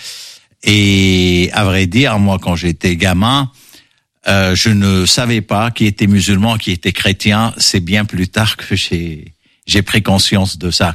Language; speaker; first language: French; non-native, local second language; Arabic